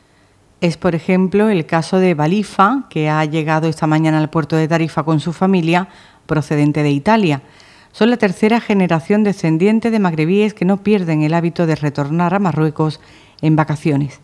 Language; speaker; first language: Spanish; native; Spanish